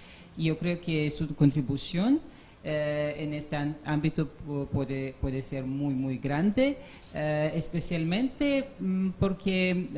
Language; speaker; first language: Spanish; non-native, fluent; Serbian